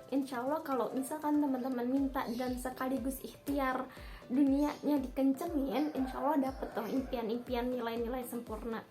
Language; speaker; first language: Indonesian; native; Indonesian